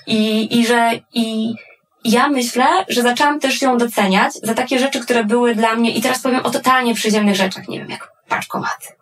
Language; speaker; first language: Polish; native; Polish